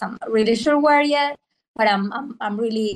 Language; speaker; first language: English; non-native, fluent; Spanish